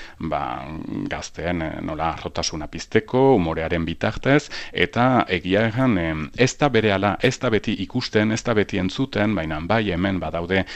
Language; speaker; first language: Basque; native; Basque